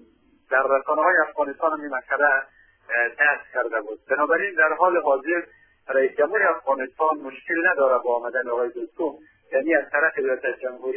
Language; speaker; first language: Persian; native; Persian